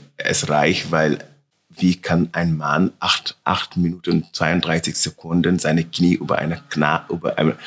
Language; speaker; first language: German; non-native, learner; Wolof